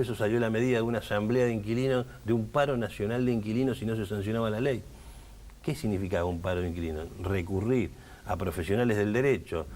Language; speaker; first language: Spanish; native; Spanish